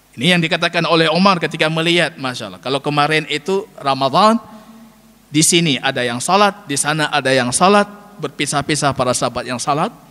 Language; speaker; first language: Malay; non-native, local second language; Achinese